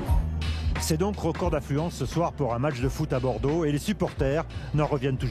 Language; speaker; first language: French; native; French